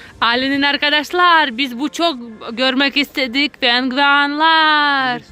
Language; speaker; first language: Turkish; non-native, learner; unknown